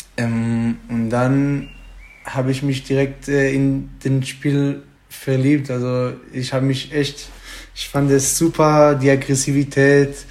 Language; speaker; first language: German; non-native, learner; Hebrew